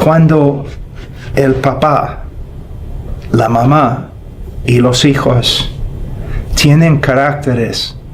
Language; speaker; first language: Spanish; non-native, fluent; English